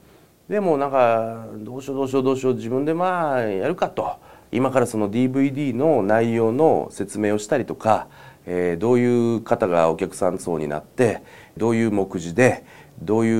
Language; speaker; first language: Japanese; native; Japanese